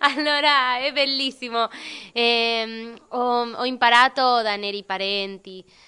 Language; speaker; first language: Italian; non-native, fluent; Spanish